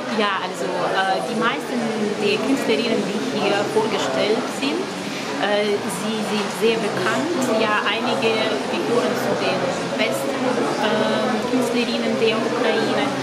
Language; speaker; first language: German; non-native, fluent; Ukrainian